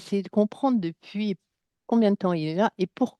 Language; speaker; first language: French; native; French